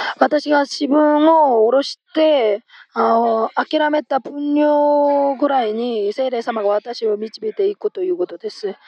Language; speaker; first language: Japanese; non-native, fluent; Korean